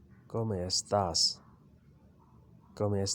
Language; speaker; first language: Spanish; non-native, learner; Urdu